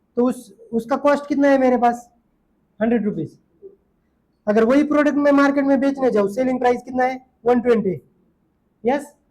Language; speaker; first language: Hindi; non-native, local second language; Marathi